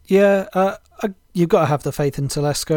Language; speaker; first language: English; native; English